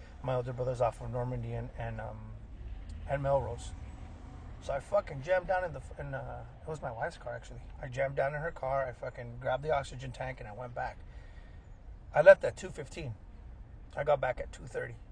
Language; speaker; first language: English; early bilingual, other home language; Spanish